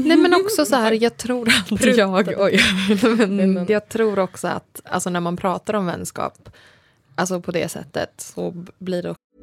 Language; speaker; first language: Swedish; native; Swedish